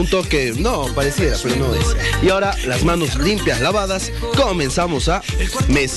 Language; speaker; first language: Spanish; native; Spanish